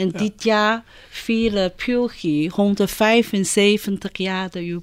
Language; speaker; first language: Dutch; non-native, fluent; Chinese